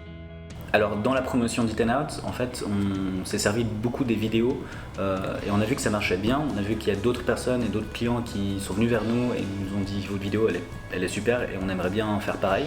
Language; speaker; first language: French; native; French